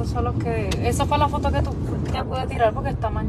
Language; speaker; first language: Spanish; native; Spanish